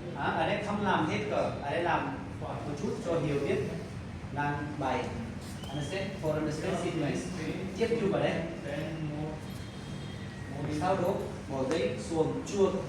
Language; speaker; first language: Vietnamese; non-native, learner; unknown